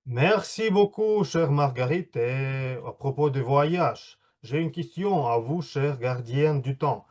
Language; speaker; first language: French; non-native, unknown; Russian